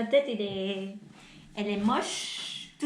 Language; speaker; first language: French; non-native, fluent; Vietnamese